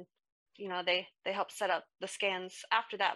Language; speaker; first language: English; native; English